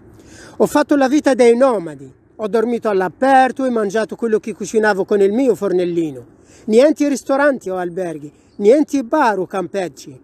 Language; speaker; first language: Italian; non-native, fluent; Arabic